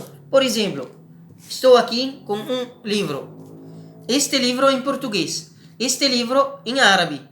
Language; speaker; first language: Portuguese; non-native, learner; Arabic